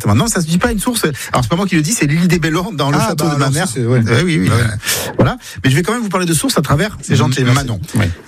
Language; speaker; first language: French; native; French